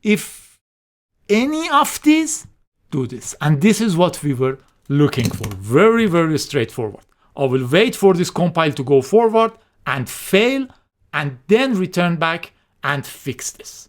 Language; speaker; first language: English; non-native, fluent; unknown